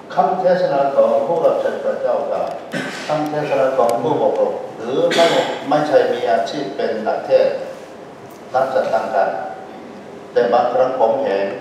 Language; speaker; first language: Thai; non-native, fluent; Korean